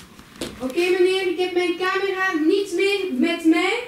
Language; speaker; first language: Dutch; non-native, learner; French